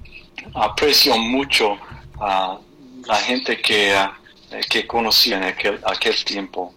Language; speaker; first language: Spanish; non-native, fluent; English